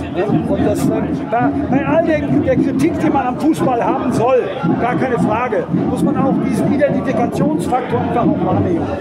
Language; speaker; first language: German; native; German